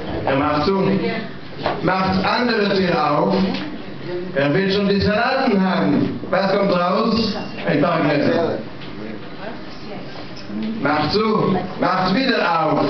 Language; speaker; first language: German; non-native, learner; Russian